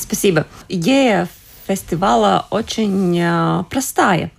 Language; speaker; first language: Russian; non-native, local second language; Latvian